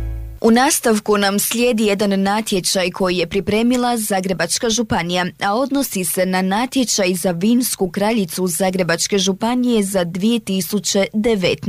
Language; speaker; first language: Serbian; native; Serbian